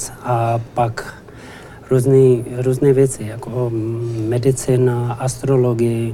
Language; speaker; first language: Czech; non-native, learner; Tibetan